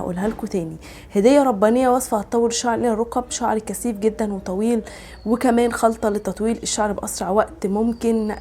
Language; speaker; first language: Arabic; native; Arabic